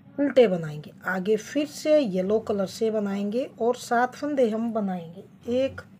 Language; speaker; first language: Hindi; native; Hindi